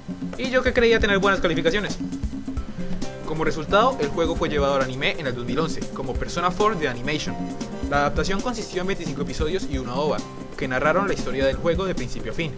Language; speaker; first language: Spanish; native; Spanish